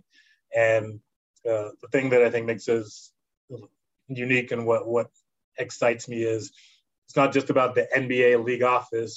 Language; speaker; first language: English; native; English